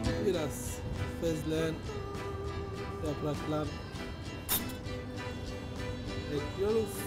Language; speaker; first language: Turkish; non-native, learner; Italian